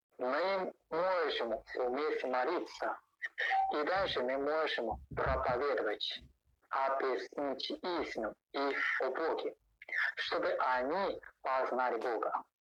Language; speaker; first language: Russian; non-native, learner; Chinese